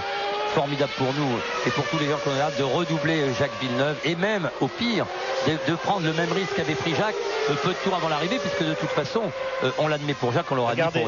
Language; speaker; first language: French; native; French